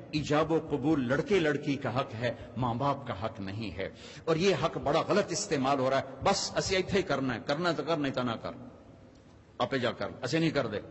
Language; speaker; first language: Urdu; non-native, local second language; Punjabi